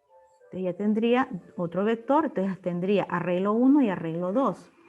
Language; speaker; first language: Spanish; native; Spanish